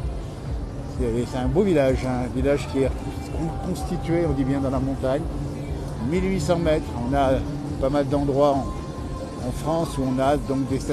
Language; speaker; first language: French; native; French